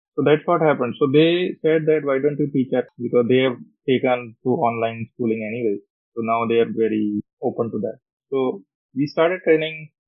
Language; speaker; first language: English; non-native, local second language; Hindi